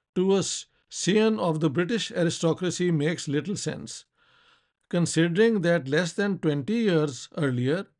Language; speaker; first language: English; non-native, local second language; Urdu